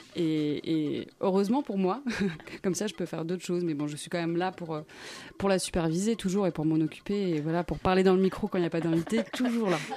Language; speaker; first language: French; native; French